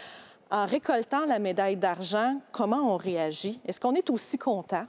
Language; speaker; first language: French; native; French